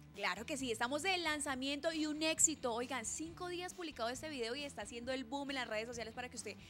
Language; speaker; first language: Spanish; native; Spanish